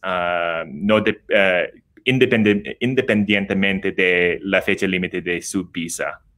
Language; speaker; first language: Spanish; non-native, learner; English